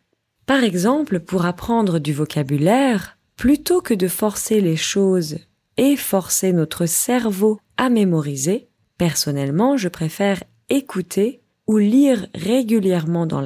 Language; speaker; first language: French; native; French